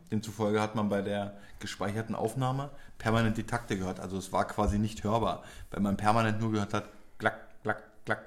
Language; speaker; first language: German; early bilingual, other home language; Polish